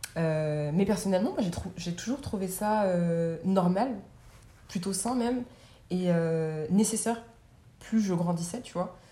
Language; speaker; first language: French; native; French